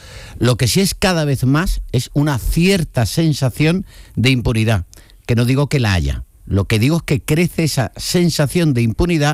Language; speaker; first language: Spanish; native; Spanish